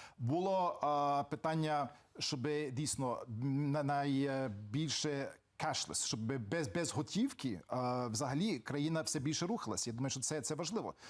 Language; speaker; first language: Ukrainian; early bilingual, heritage; Ukrainian